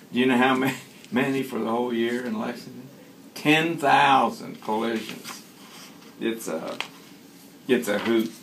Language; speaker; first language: English; native; English